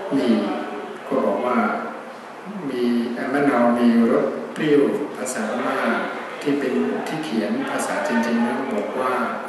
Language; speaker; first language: Thai; non-native, fluent; Burmese